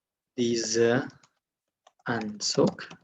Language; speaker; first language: German; non-native, fluent; Indonesian